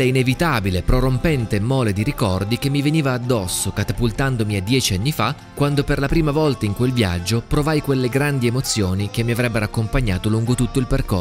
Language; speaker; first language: Italian; native; Italian